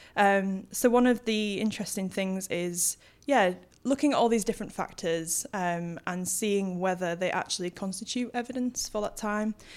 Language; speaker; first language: English; native; English